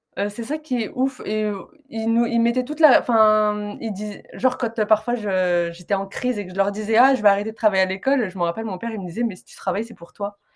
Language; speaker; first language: French; early bilingual, other home language; Arabic